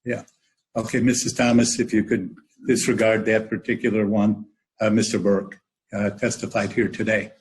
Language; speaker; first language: English; native; English